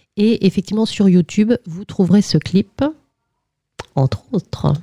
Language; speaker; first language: French; native; French